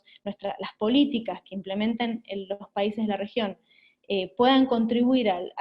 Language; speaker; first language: Spanish; native; Spanish